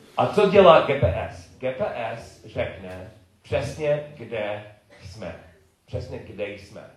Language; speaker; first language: Czech; non-native, learner; English